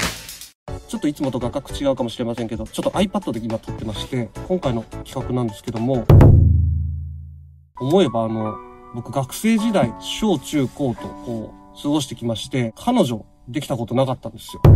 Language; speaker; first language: Japanese; native; Japanese